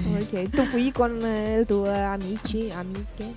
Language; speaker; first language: Italian; non-native, learner; Romanian